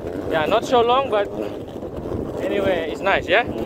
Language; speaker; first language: English; non-native, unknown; Indonesian